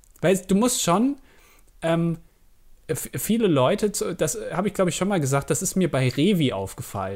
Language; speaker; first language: German; native; German